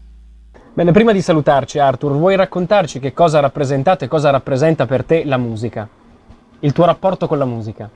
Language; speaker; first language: Italian; native; Italian